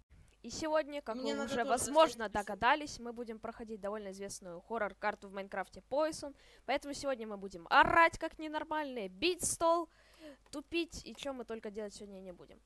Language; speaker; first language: Russian; native; Russian